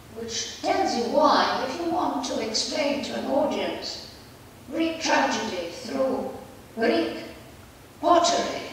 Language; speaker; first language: English; non-native, fluent; Greek